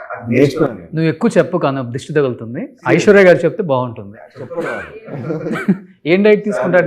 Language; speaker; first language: Telugu; native; Telugu